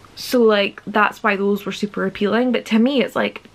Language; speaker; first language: English; native; English